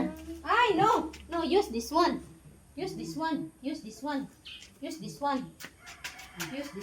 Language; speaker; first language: English; non-native, local second language; Filipino